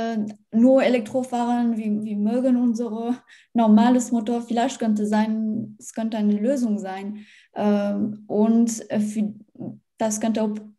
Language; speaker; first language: German; non-native, learner; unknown